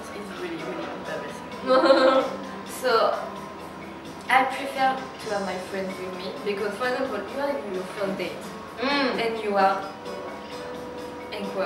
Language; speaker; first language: English; non-native, learner; French